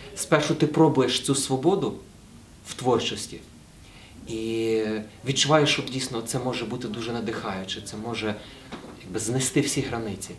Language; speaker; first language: Ukrainian; native; Ukrainian